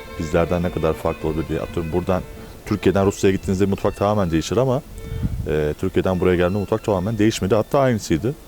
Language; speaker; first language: Turkish; native; Turkish